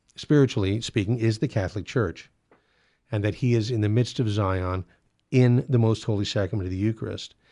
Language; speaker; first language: English; native; English